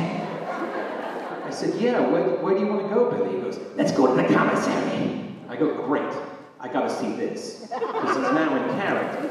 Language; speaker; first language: English; native; English